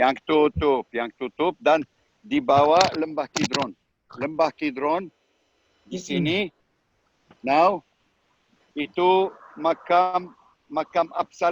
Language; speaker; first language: Indonesian; non-native, learner; Hebrew